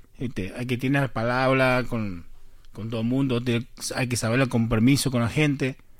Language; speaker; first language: Spanish; non-native, learner; Chinese